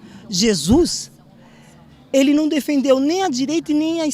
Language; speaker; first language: Portuguese; native; Portuguese